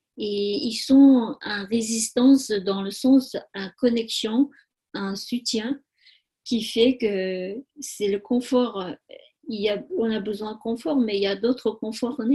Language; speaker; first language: French; non-native, learner; Tibetan